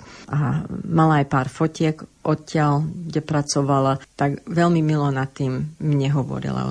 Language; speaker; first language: Slovak; early bilingual, heritage; English